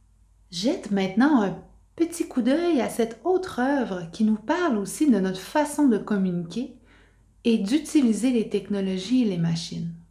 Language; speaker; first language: French; native; French